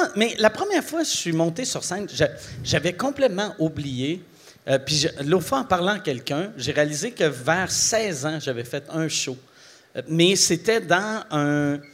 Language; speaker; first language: French; native; French